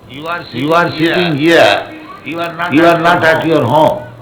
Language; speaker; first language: English; non-native, local second language; Bangla